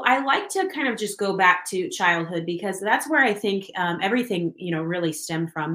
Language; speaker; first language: English; native; English